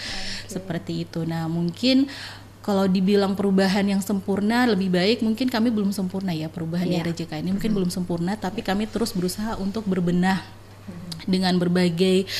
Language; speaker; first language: Indonesian; native; Indonesian